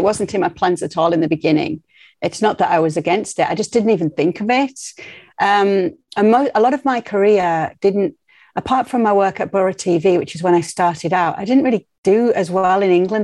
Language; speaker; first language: English; native; English